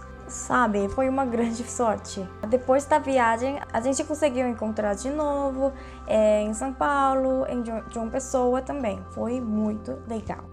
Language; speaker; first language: Portuguese; non-native, fluent; Korean